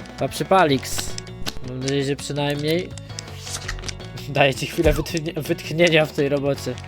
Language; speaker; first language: Polish; native; Polish